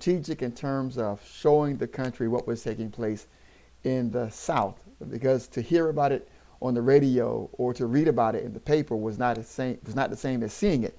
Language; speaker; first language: English; native; English